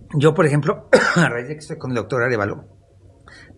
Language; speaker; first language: Spanish; native; Spanish